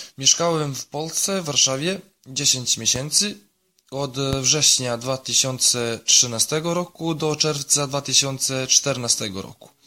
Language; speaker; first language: Polish; non-native, learner; Serbian